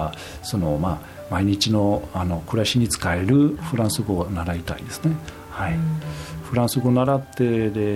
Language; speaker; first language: Japanese; non-native, fluent; French